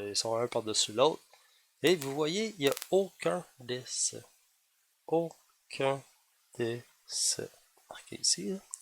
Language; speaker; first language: French; native; French